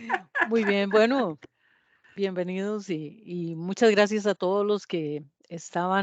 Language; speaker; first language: Spanish; native; Spanish